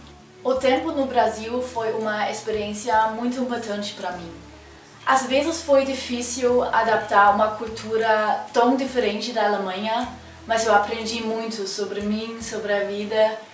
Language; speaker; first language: Portuguese; non-native, fluent; German